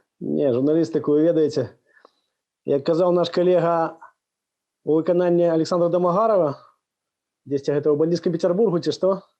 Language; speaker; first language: Belarusian; non-native, local second language; Russian